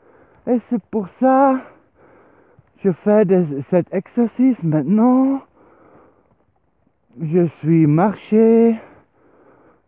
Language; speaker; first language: French; non-native, learner; Swiss German